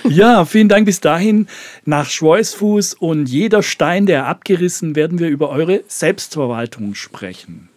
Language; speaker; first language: German; native; German